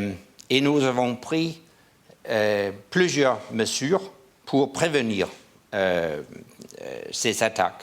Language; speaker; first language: French; non-native, learner; Danish